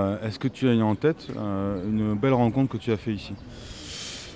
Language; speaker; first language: French; native; French